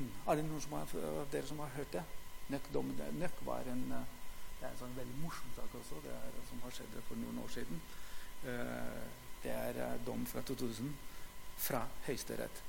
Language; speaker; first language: Norwegian; non-native, fluent; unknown